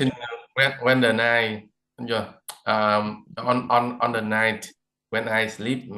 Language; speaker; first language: English; non-native, learner; Vietnamese